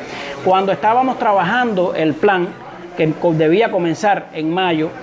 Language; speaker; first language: Spanish; native; Spanish